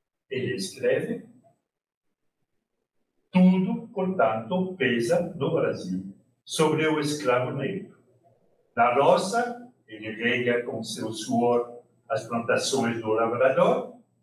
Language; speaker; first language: Portuguese; non-native, fluent; French